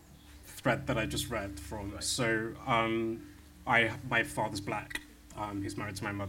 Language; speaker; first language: English; native; English